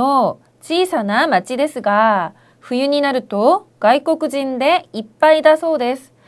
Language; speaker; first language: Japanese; non-native, fluent; Korean